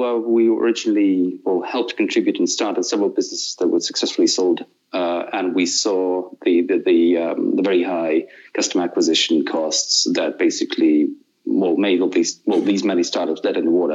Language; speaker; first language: English; non-native, fluent; Russian